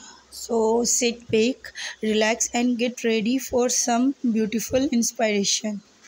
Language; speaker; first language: English; non-native, local second language; Urdu